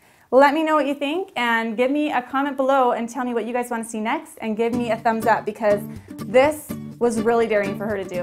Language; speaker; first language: English; native; English